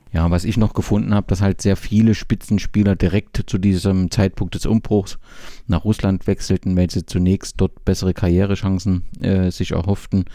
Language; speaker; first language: German; native; German